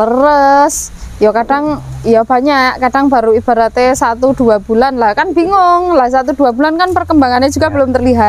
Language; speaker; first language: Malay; non-native, local second language; Javanese